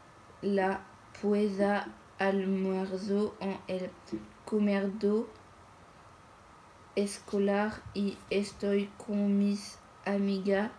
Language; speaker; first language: Spanish; non-native, learner; French